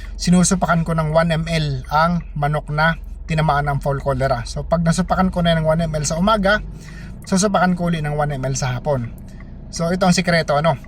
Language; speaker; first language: Filipino; non-native, local second language; Bikol